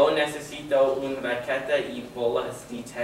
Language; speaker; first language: Spanish; non-native, learner; English